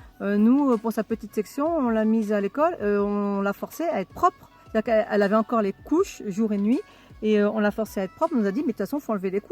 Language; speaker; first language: French; native; French